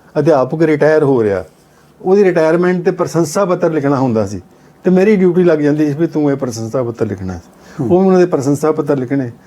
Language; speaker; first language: Punjabi; native; Punjabi